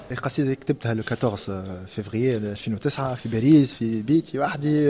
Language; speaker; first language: Arabic; native; Arabic